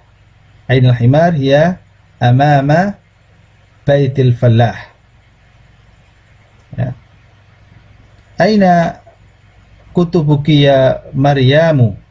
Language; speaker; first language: Arabic; non-native, fluent; Indonesian